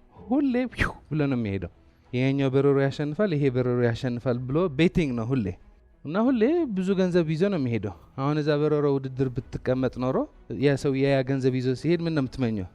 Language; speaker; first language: Amharic; non-native, local second language; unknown